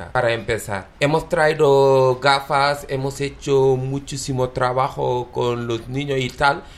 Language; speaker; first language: Spanish; non-native, fluent; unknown